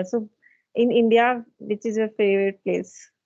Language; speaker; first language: English; non-native, fluent; Hindi